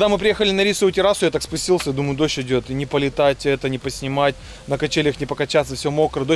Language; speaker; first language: Russian; native; Russian